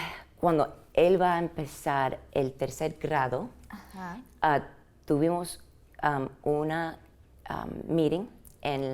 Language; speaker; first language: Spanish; early bilingual, heritage; English